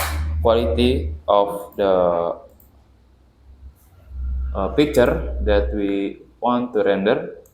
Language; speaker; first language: English; non-native, learner; Indonesian